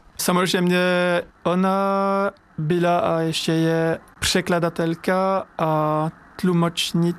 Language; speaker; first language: Czech; non-native, learner; French